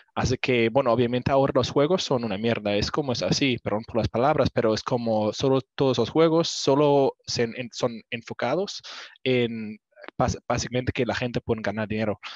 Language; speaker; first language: Spanish; non-native, learner; English